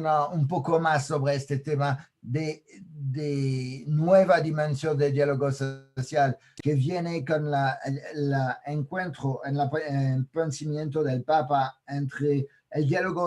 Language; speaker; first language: Spanish; non-native, fluent; French